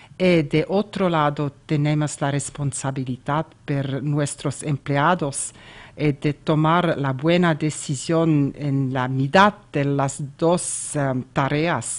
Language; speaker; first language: Spanish; non-native, learner; German